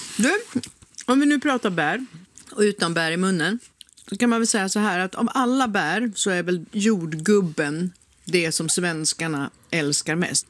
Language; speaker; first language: Swedish; native; Swedish